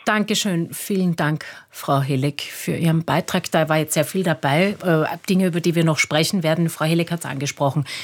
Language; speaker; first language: German; native; German